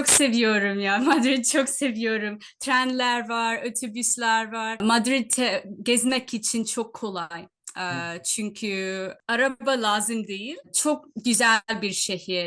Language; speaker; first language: Turkish; non-native, fluent; Telugu